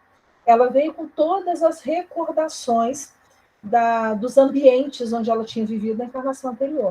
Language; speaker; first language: Portuguese; native; Portuguese